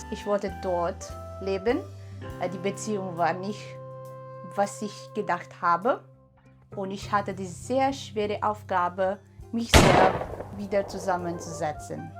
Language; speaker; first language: German; non-native, learner; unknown